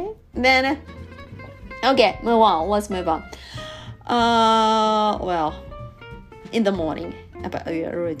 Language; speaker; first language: English; non-native, learner; Japanese